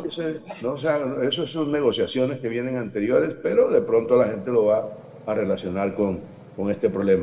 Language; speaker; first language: Spanish; native; Spanish